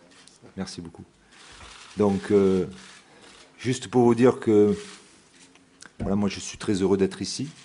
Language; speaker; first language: French; native; French